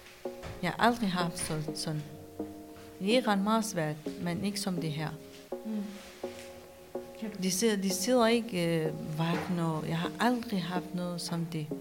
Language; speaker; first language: Danish; non-native, learner; Persian